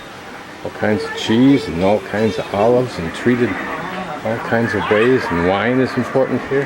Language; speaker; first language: English; native; English